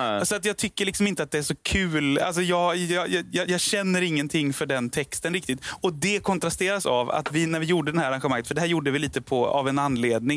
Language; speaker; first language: Swedish; native; Swedish